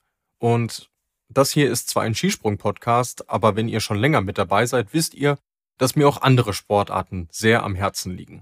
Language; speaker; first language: German; native; German